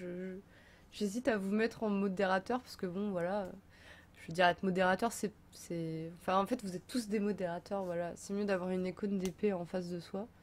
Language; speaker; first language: French; native; French